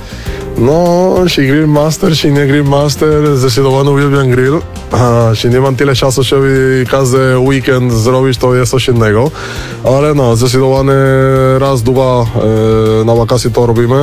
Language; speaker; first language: Polish; non-native, learner; Spanish